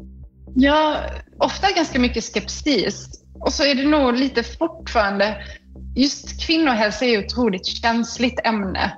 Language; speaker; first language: Swedish; native; Swedish